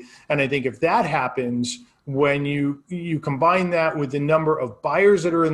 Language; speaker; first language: English; native; English